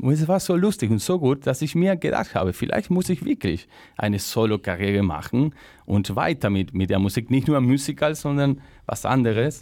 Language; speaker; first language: German; non-native, fluent; Spanish